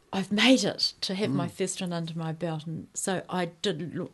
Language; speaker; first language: English; native; English